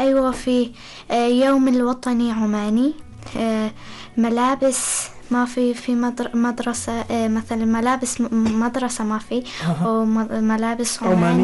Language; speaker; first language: Arabic; non-native, learner; Persian